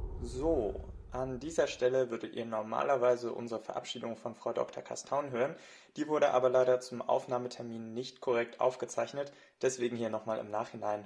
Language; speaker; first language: German; native; German